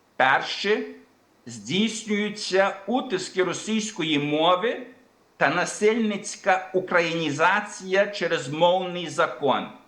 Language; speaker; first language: Ukrainian; early bilingual, heritage; Ukrainian